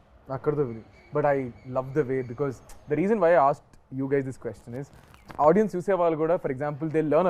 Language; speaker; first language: Telugu; native; Telugu